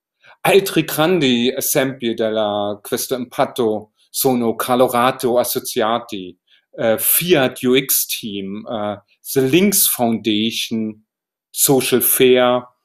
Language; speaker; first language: Italian; non-native, learner; German